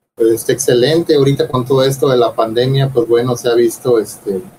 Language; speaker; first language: Spanish; native; Spanish